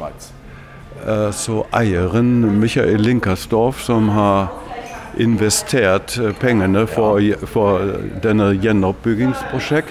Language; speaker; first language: Norwegian; non-native, fluent; German